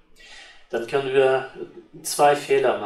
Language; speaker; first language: German; non-native, fluent; Russian